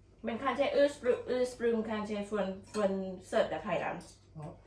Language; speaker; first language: Swedish; non-native, learner; Thai